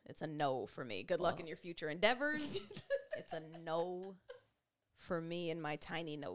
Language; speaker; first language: English; native; English